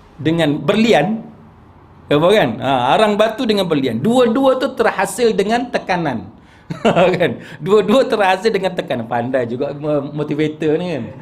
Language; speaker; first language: Malay; native; Malay